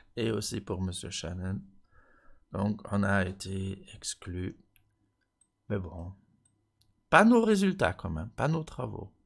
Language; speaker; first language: French; non-native, local second language; Luxembourgish